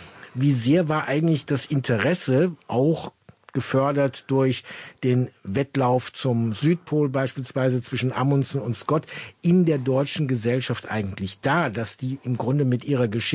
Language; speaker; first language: German; native; German